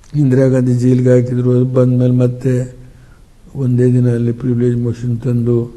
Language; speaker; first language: Kannada; native; Kannada